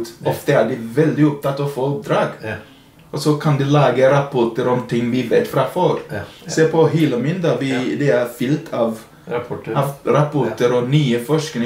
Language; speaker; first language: Norwegian; non-native, fluent; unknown